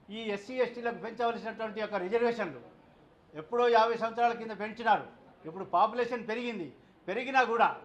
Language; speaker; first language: Telugu; non-native, local second language; Lambadi